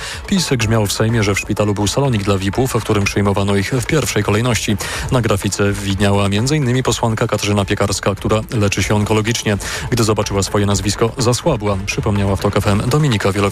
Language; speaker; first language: Polish; native; Polish